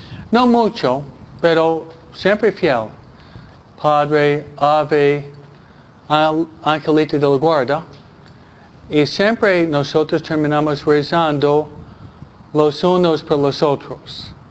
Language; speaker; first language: Spanish; non-native, fluent; English